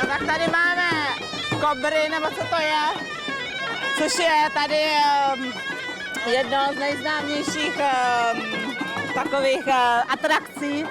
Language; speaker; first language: Czech; native; Czech